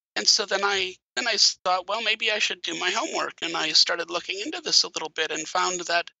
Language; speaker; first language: English; native; English